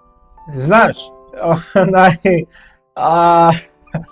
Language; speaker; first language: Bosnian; non-native, learner; Korean